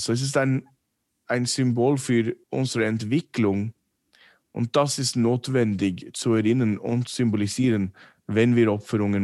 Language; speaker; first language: German; non-native, fluent; English